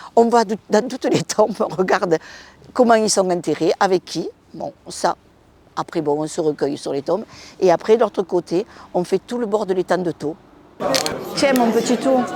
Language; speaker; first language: French; early bilingual, other home language; Spanish